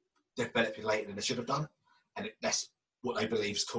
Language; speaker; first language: English; native; English